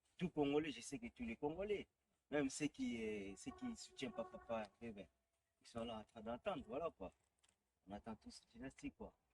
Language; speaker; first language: French; non-native, local second language; Lingala